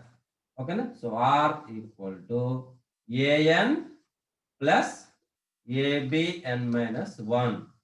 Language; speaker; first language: English; non-native, local second language; Telugu